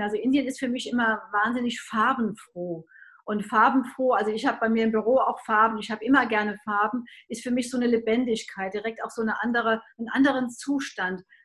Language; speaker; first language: German; native; German